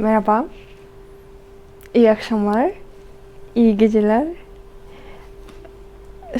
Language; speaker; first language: Turkish; non-native, learner; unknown